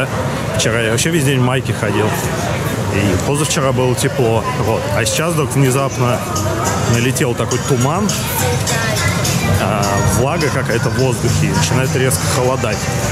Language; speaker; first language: Russian; native; Russian